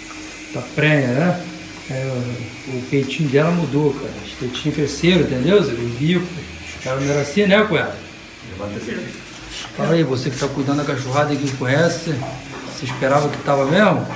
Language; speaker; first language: Portuguese; native; Portuguese